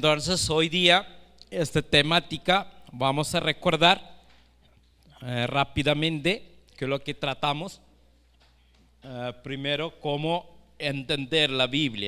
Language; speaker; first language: Spanish; non-native, fluent; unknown